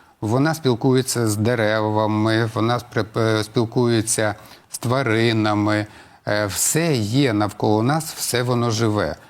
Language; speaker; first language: Ukrainian; non-native, local second language; Russian